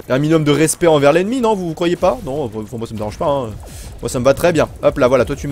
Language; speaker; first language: French; native; French